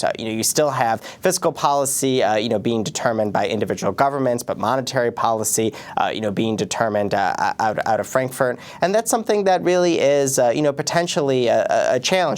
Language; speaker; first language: English; native; English